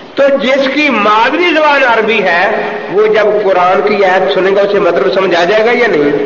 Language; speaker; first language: Urdu; non-native, local second language; Punjabi